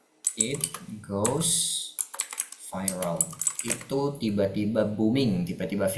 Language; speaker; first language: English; non-native, fluent; Indonesian